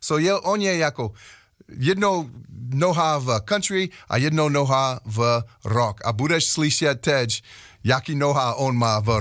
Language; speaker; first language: Czech; non-native, learner; English